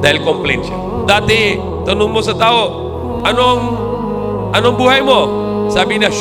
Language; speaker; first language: Filipino; non-native, learner; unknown